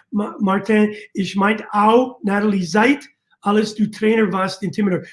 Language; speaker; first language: German; non-native, learner; English